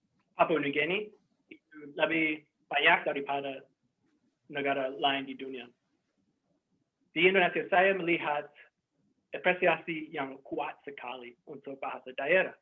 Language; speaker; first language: Indonesian; non-native, fluent; English